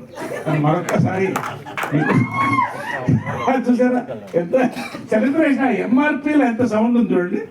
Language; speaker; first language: Telugu; native; Telugu